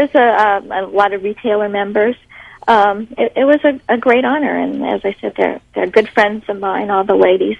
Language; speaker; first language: English; native; English